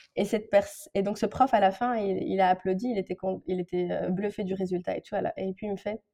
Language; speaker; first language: French; non-native, local second language; Arabic